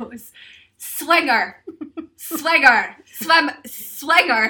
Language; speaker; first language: English; native; English